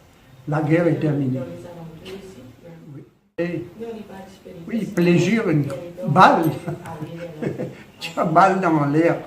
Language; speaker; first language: French; non-native, local second language; Morisyen